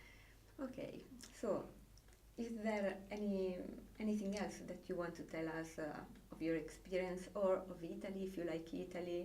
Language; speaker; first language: English; non-native, fluent; Italian